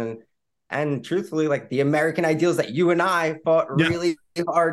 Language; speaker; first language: English; native; English